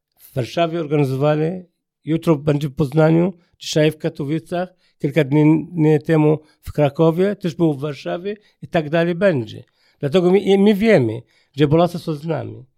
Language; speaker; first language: Polish; non-native, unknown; Arabic